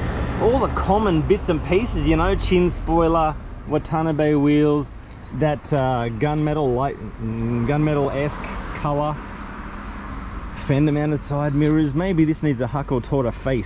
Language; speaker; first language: English; native; English